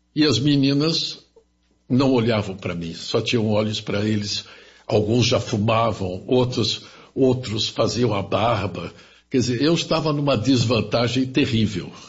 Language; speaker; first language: Portuguese; early bilingual, other home language; German